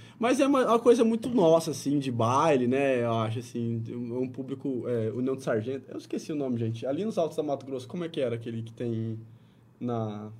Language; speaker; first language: Portuguese; native; Portuguese